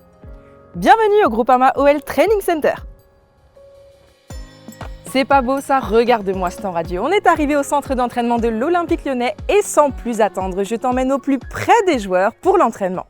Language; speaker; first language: French; native; French